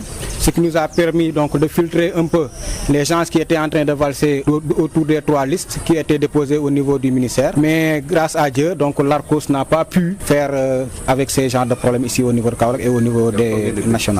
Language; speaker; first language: French; non-native, local second language; Wolof